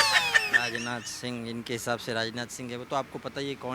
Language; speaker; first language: Hindi; native; Hindi